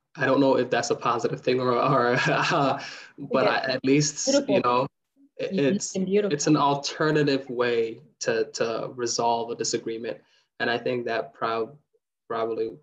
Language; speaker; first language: English; early bilingual, other home language; Somali